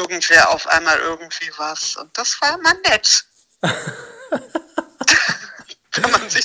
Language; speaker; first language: German; native; German